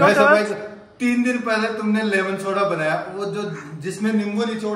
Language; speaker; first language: Hindi; native; Hindi